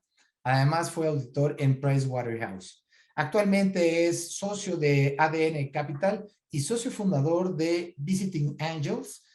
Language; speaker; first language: Spanish; native; Spanish